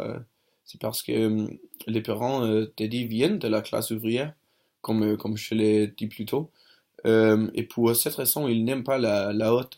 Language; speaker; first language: French; non-native, learner; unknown